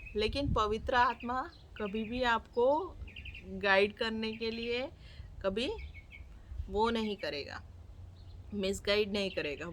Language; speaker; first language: Hindi; non-native, local second language; Gujarati